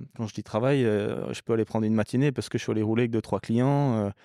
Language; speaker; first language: French; early bilingual, other home language; English